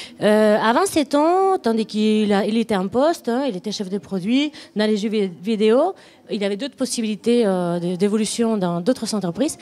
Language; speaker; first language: French; non-native, fluent; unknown